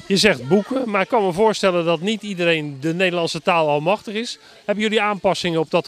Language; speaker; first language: Dutch; native; Dutch